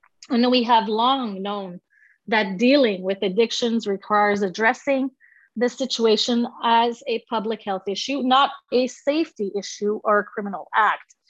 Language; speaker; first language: English; non-native, local second language; French